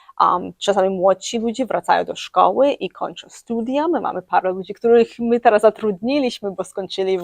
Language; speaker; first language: Polish; early bilingual, heritage; English